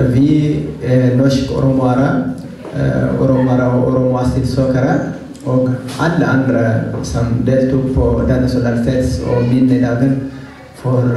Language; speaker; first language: Norwegian; non-native, fluent; Oromo